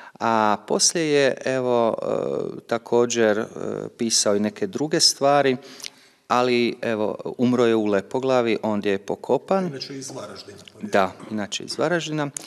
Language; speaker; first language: Croatian; native; Croatian